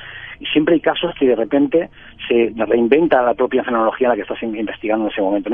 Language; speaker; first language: Spanish; native; Spanish